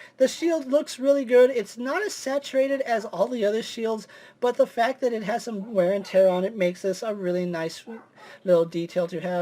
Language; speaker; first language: English; native; English